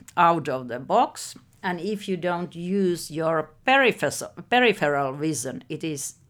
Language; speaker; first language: English; non-native, fluent; Finnish